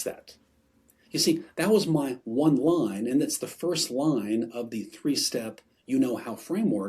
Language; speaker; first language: English; native; English